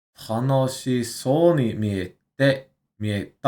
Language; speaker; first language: Japanese; non-native, learner; English